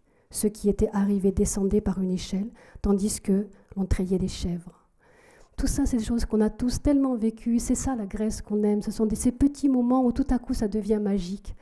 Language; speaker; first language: French; native; French